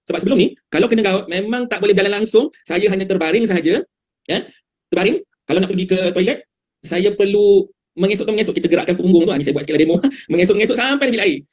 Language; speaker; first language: Malay; native; Malay